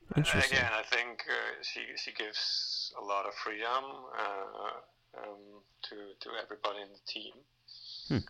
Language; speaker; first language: English; non-native, fluent; Danish